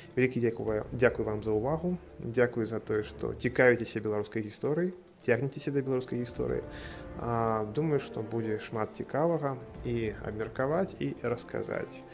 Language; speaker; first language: Belarusian; native; Belarusian